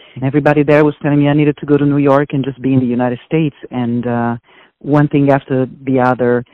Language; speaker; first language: English; non-native, fluent; Italian